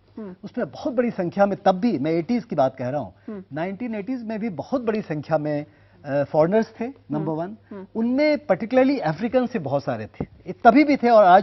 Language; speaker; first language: Hindi; native; Hindi